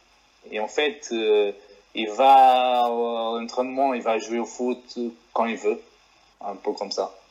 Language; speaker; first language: French; non-native, fluent; Portuguese